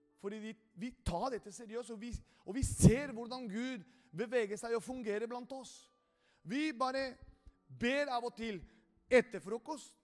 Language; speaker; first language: Norwegian; non-native, fluent; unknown